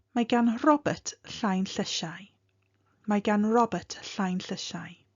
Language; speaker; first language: Welsh; non-native, local second language; English